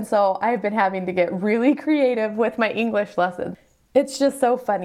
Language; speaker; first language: English; native; English